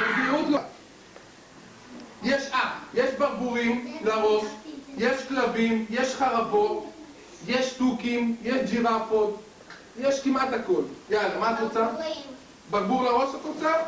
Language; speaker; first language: Hebrew; native; Hebrew